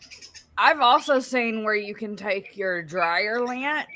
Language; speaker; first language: English; native; English